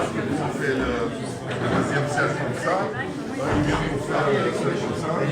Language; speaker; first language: French; non-native, fluent; Albanian